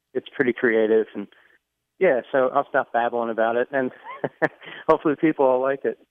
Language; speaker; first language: English; native; English